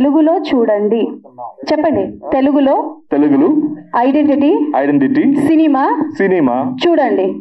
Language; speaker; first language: Telugu; native; Telugu